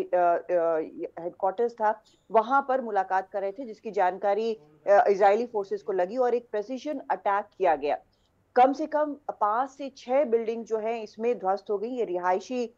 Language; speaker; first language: Hindi; native; Hindi